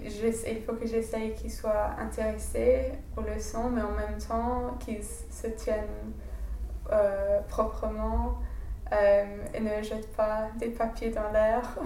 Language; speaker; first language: French; non-native, fluent; English